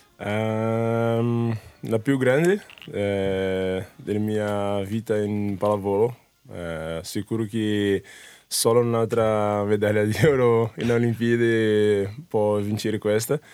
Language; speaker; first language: Italian; non-native, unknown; Portuguese